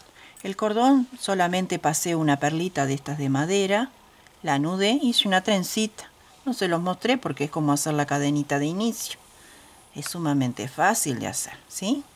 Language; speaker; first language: Spanish; native; Spanish